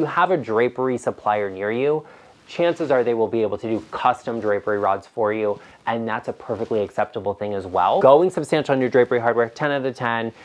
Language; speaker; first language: English; native; English